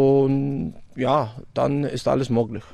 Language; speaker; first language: German; non-native, fluent; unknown